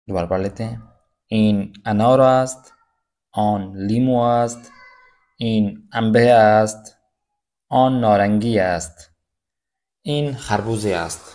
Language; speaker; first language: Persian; non-native, fluent; Urdu